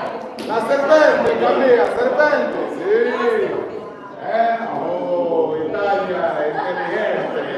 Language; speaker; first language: Italian; non-native, learner; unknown